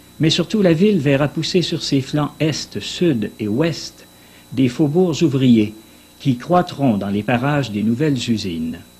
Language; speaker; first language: French; native; French